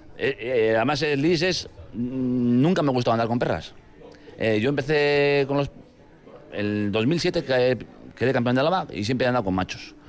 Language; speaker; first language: Spanish; native; Spanish